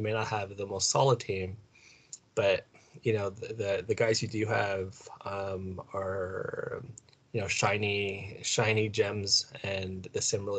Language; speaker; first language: English; native; English